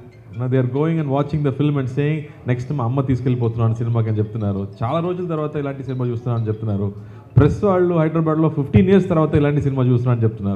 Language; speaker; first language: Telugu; non-native, fluent; Tamil